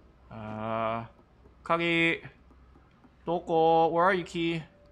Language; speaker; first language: English; native; English